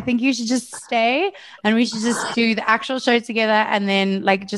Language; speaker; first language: English; native; English